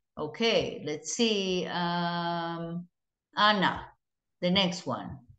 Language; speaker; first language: English; non-native, fluent; Spanish